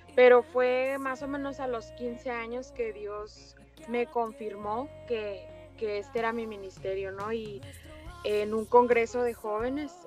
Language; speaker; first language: Spanish; native; Spanish